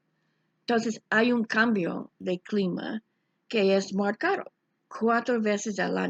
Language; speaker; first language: Spanish; non-native, fluent; English